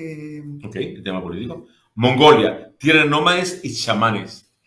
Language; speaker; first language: Spanish; native; Spanish